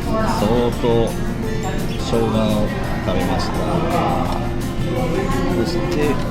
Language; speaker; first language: Japanese; native; Japanese